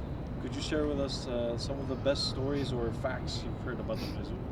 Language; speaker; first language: English; non-native, local second language; French